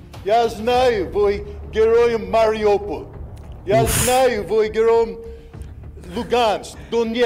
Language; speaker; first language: Russian; non-native, learner; English